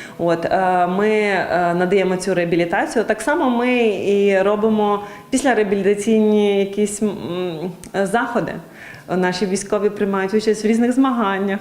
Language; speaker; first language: Ukrainian; native; Ukrainian